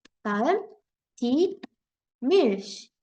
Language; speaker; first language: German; non-native, fluent; Korean